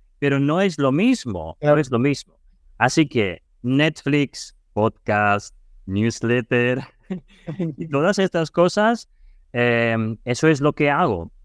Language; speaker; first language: Spanish; non-native, fluent; Ukrainian